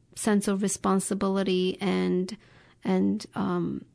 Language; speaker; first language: English; non-native, fluent; Turkish